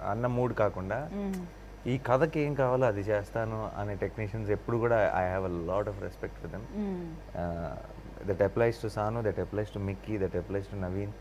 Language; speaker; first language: Telugu; native; Telugu